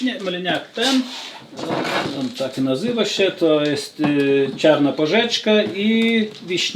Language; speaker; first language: Polish; non-native, learner; Lithuanian